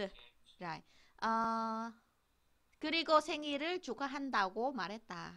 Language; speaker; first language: Korean; non-native, learner; Vietnamese